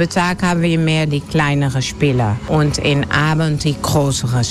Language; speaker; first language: German; non-native, learner; Dutch